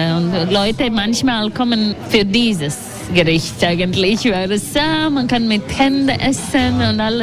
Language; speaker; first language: German; non-native, learner; Latvian